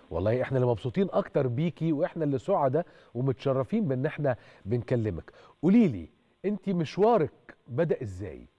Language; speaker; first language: Arabic; native; Arabic